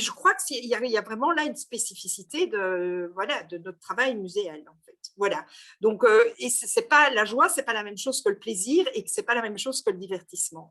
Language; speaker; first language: French; native; French